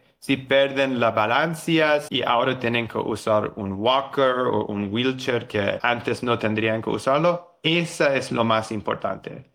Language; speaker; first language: Spanish; non-native, learner; English